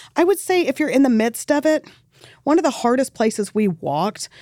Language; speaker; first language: English; native; English